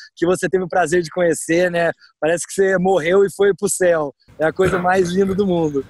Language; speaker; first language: Portuguese; early bilingual, heritage; Portuguese